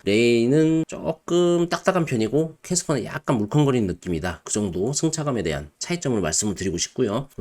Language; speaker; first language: Korean; native; Korean